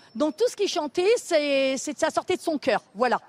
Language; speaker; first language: French; native; French